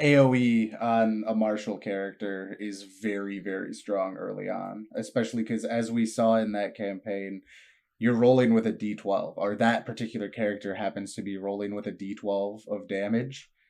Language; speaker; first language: English; native; English